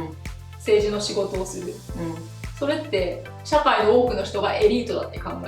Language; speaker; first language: Japanese; native; Japanese